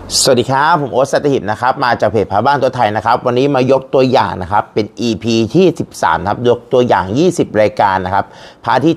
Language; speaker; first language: Thai; native; Thai